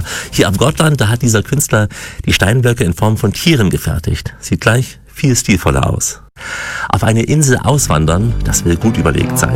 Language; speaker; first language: German; native; German